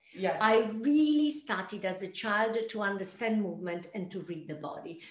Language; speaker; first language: English; non-native, fluent; Italian